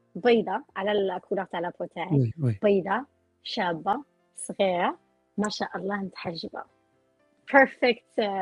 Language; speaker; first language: Arabic; native; Arabic